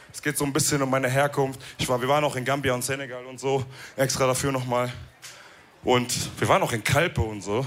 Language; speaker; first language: German; early bilingual, other home language; Wolof